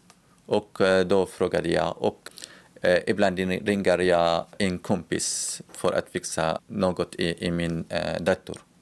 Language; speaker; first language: Swedish; non-native, learner; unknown